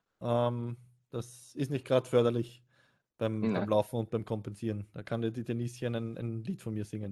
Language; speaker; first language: German; native; German